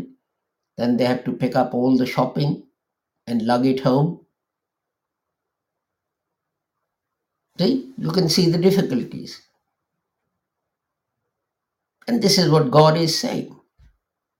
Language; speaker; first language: English; non-native, local second language; Urdu